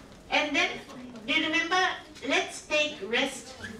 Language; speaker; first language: English; non-native, local second language; Japanese